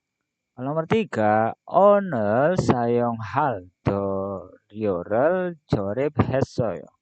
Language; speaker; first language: Korean; non-native, fluent; Indonesian